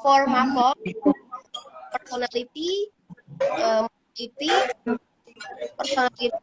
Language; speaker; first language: English; non-native, learner; Indonesian